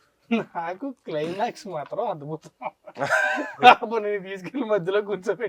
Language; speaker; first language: Telugu; native; Telugu